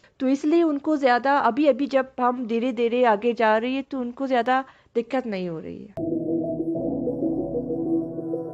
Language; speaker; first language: Hindi; non-native, fluent; Persian